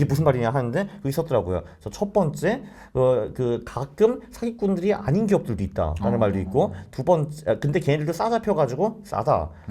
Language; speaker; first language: Korean; native; Korean